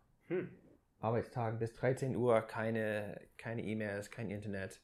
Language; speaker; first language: German; non-native, fluent; English